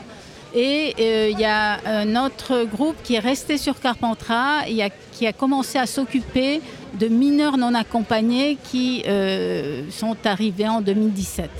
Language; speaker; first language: French; native; French